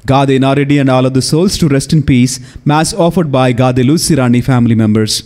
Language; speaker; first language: English; non-native, local second language; Telugu